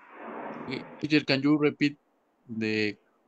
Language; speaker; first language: English; non-native, learner; Spanish